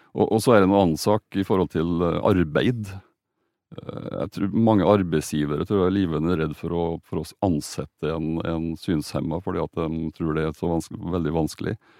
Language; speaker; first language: Norwegian; native; Norwegian